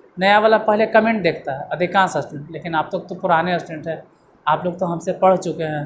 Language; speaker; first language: Hindi; native; Hindi